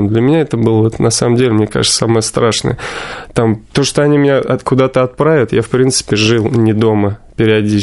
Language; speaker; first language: Russian; native; Russian